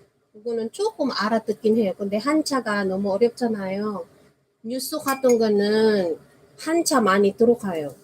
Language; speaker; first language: Korean; non-native, fluent; Filipino